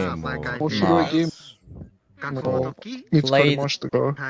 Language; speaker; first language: Japanese; non-native, learner; English